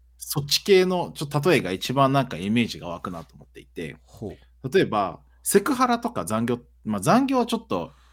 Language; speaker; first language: Japanese; early bilingual, other home language; Portuguese